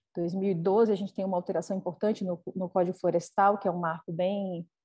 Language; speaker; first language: Portuguese; native; Portuguese